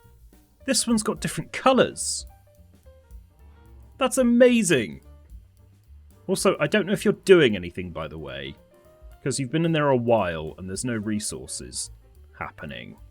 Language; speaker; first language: English; native; English